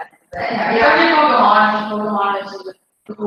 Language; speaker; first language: English; non-native, fluent; Spanish